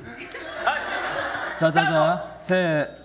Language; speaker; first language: Japanese; non-native, learner; Korean